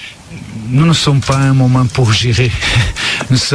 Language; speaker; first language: French; non-native, learner; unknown